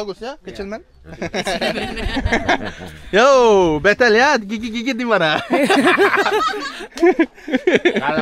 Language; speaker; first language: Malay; non-native, learner; Turkish